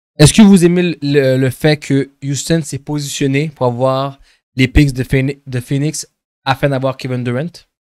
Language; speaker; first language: French; native; French